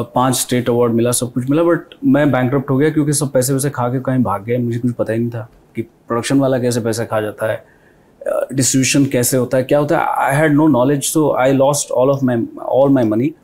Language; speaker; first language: Hindi; non-native, local second language; Odia